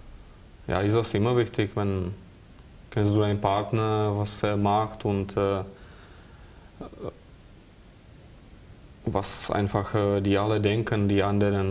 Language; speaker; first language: German; non-native, fluent; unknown